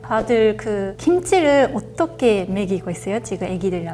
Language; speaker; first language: Korean; non-native, fluent; Japanese